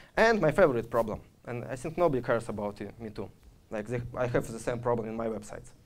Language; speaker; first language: English; non-native, fluent; Russian